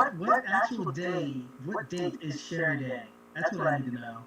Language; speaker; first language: English; native; English